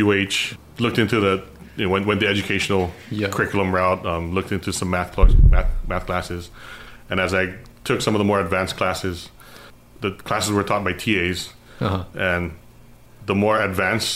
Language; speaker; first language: English; native; English